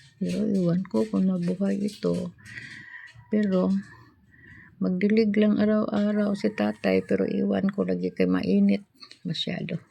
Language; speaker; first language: Filipino; non-native, local second language; Cebuano